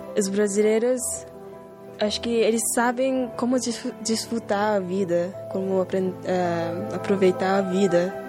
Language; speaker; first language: Portuguese; non-native, learner; Japanese